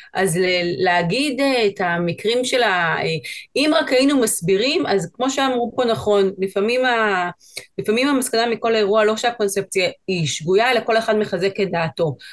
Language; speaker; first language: Hebrew; non-native, fluent; Spanish